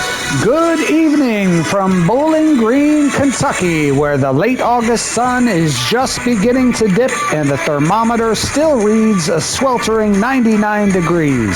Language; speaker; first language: English; native; English